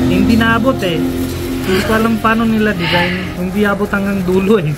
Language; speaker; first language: Filipino; non-native, learner; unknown